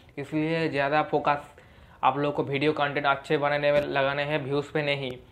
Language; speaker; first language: Hindi; non-native, local second language; Bangla